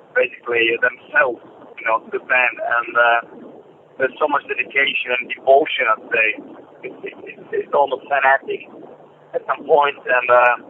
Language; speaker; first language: English; non-native, fluent; Polish